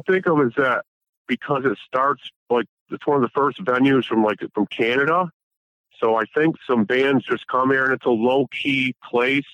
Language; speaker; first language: English; native; English